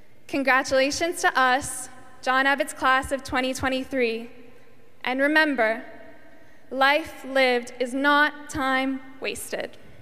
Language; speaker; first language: English; native; English